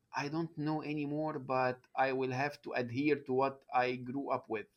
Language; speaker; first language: English; non-native, fluent; Arabic